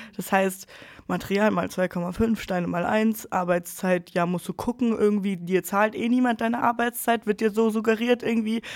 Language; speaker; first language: German; native; German